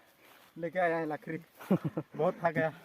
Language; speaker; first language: Hindi; non-native, local second language; Karbi